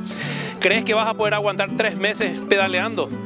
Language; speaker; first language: Spanish; native; Spanish